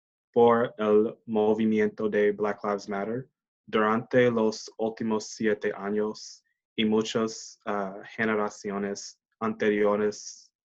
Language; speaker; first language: Spanish; non-native, learner; English